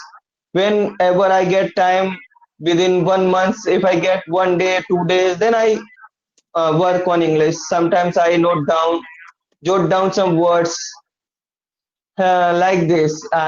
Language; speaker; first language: English; non-native, learner; Hindi